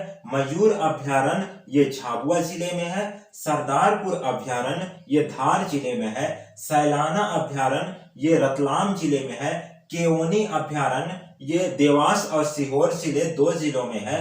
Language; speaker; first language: Hindi; native; Hindi